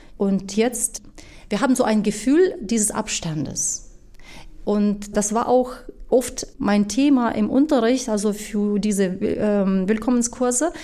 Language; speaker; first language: German; non-native, fluent; Ukrainian